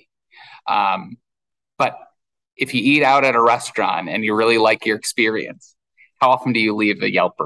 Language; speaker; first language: English; native; English